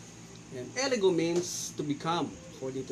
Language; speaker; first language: English; non-native, local second language; Filipino